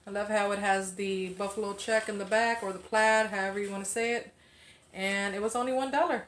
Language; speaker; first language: English; native; English